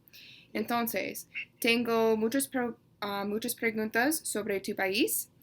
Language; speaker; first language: Spanish; non-native, learner; English